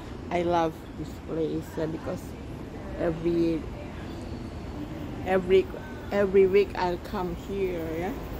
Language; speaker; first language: English; non-native, learner; Indonesian